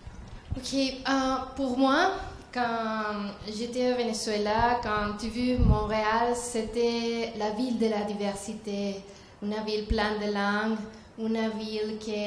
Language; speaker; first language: French; non-native, learner; Spanish